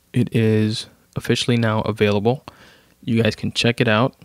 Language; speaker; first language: English; native; English